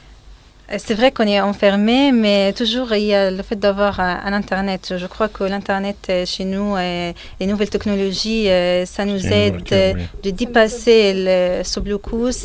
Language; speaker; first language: French; non-native, fluent; Arabic